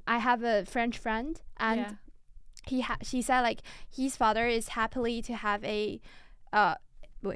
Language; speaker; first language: English; non-native, fluent; Chinese